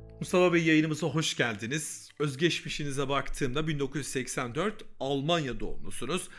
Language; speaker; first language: Turkish; early bilingual, heritage; Turkish